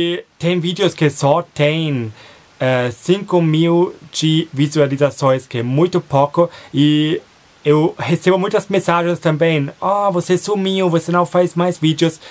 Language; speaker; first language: Portuguese; non-native, fluent; German